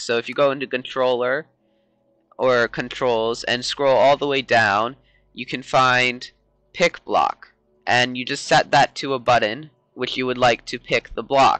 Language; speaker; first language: English; native; English